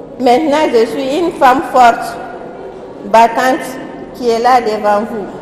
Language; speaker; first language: French; non-native, local second language; Soninke